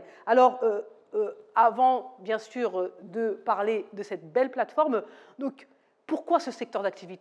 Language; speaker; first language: French; native; French